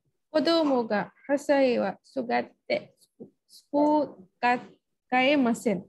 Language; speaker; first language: Japanese; non-native, learner; Bangla